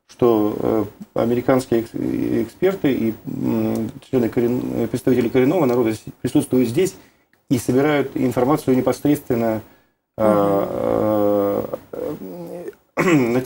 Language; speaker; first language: Russian; native; Russian